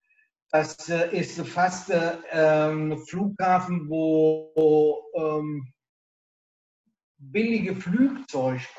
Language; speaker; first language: German; non-native, local second language; Italian